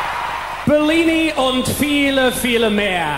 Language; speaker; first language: German; native; German